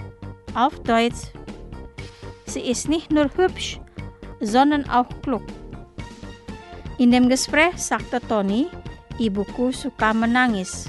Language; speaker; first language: German; non-native, fluent; Indonesian